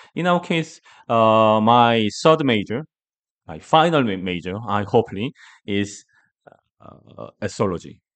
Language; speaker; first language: English; non-native, learner; Korean